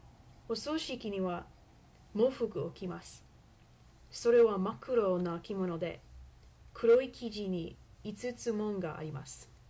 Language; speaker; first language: Japanese; non-native, learner; English